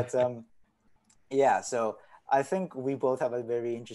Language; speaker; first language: English; non-native, fluent; Spanish